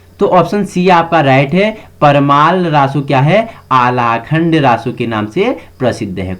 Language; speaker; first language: Hindi; native; Hindi